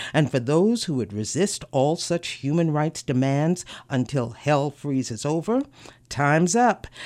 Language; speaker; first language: English; native; English